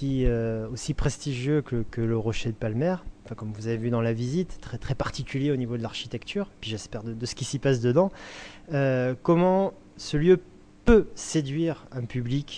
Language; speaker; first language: French; native; French